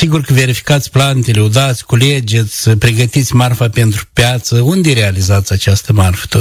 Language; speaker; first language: Romanian; native; Romanian